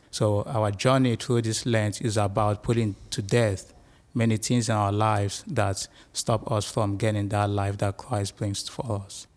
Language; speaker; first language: English; non-native, local second language; Igbo